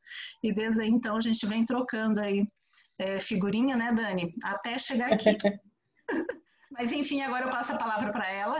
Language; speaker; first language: Portuguese; native; Portuguese